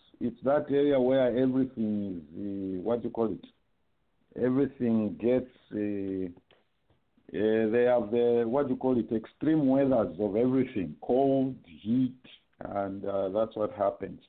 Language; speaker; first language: English; non-native, local second language; Bemba